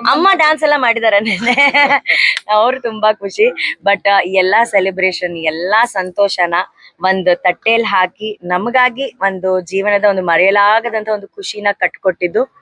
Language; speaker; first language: Kannada; non-native, local second language; Tulu